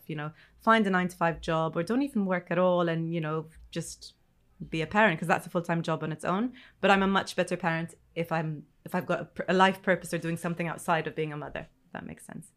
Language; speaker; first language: English; non-native, fluent; Arabic